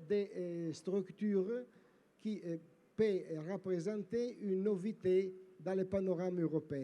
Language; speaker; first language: French; non-native, learner; Italian